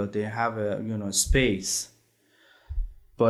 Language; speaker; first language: English; non-native, learner; Persian